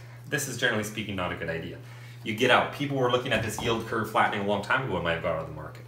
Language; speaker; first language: English; native; English